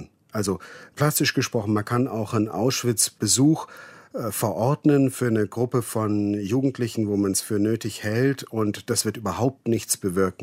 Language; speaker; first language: German; native; German